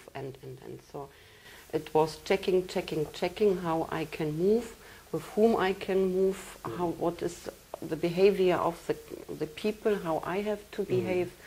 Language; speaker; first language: English; non-native, fluent; German